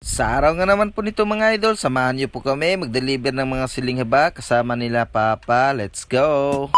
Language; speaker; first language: Filipino; native; Filipino